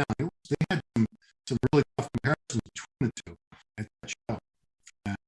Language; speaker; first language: English; native; English